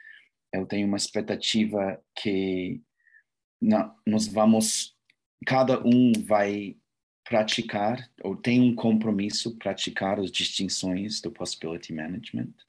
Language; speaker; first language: Portuguese; non-native, learner; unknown